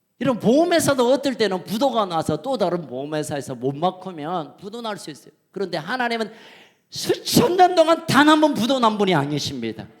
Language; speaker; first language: Korean; native; Korean